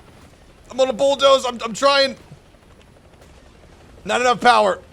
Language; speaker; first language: English; native; English